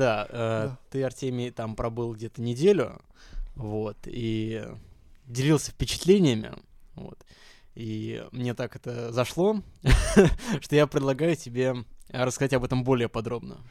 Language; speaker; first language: Russian; native; Russian